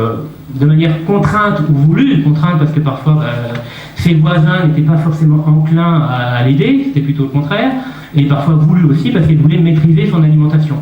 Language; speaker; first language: French; native; French